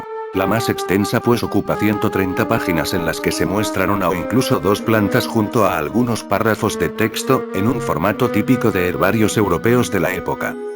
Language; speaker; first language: Spanish; native; Spanish